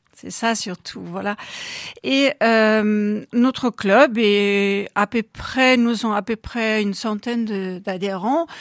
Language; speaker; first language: French; non-native, fluent; German